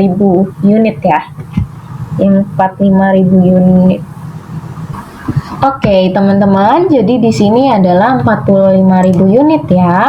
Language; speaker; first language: Indonesian; native; Indonesian